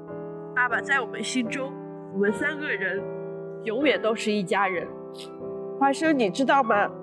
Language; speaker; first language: Chinese; native; Chinese